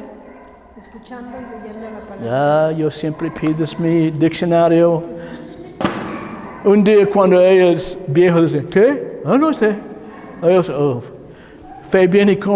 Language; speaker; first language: Spanish; non-native, learner; English